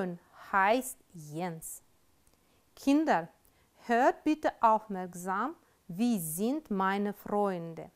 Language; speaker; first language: German; non-native, fluent; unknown